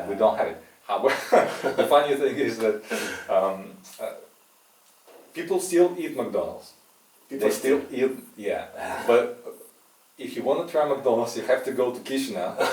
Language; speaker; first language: English; non-native, fluent; Russian